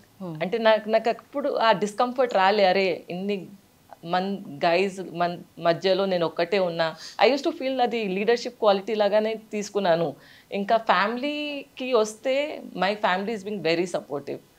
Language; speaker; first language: Telugu; non-native, local second language; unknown